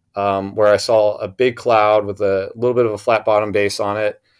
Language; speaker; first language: English; native; English